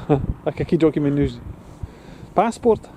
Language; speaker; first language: Russian; non-native, learner; English